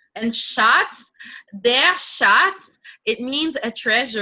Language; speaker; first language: German; non-native, fluent; French